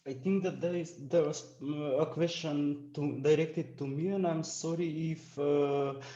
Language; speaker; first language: English; non-native, fluent; Macedonian